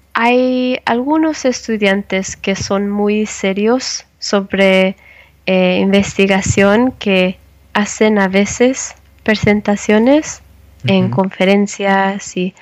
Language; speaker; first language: Spanish; non-native, learner; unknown